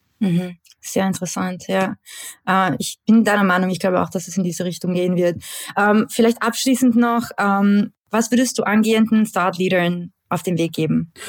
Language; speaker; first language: German; native; German